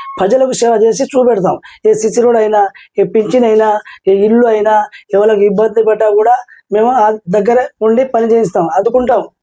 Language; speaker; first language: Telugu; non-native, local second language; Lambadi